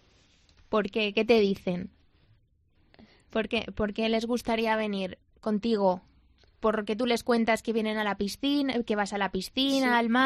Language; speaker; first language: Spanish; native; Spanish